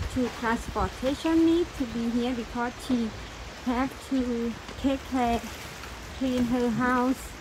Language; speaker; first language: English; non-native, learner; Thai